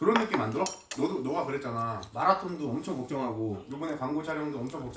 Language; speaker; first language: Korean; native; Korean